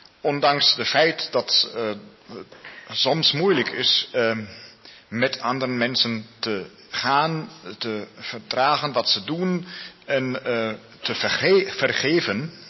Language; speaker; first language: Dutch; non-native, learner; Spanish